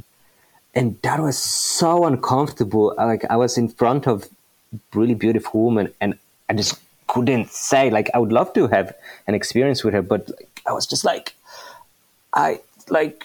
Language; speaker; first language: English; non-native, fluent; Polish